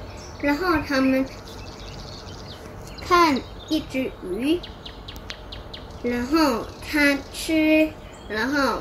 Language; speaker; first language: Chinese; non-native, learner; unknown